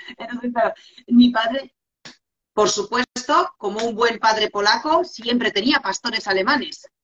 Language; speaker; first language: Spanish; non-native, fluent; Polish